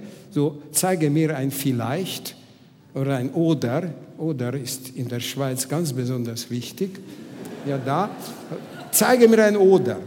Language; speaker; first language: German; non-native, fluent; Hungarian